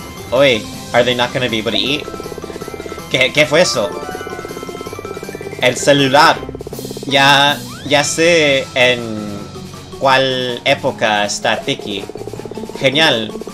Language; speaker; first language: Spanish; non-native, learner; English